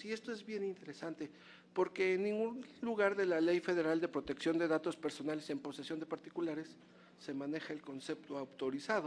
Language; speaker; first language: Spanish; native; Spanish